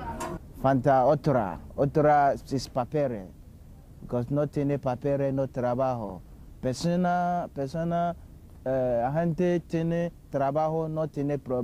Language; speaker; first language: Spanish; non-native, learner; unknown